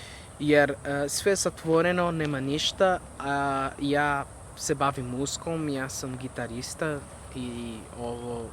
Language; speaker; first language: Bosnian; non-native, fluent; Portuguese